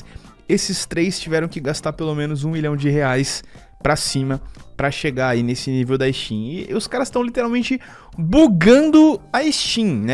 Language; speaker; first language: Portuguese; native; Portuguese